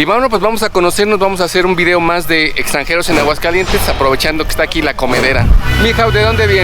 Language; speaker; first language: Spanish; native; Spanish